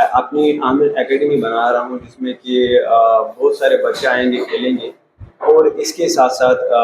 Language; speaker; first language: Hindi; non-native, local second language; Kashmiri